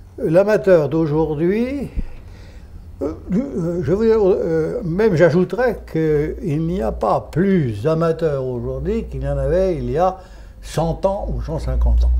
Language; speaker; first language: French; native; French